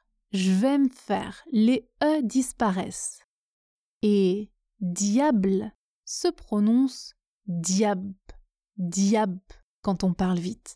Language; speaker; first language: French; native; French